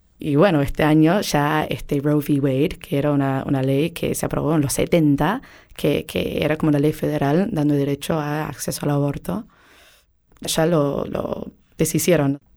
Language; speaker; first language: Spanish; non-native, fluent; English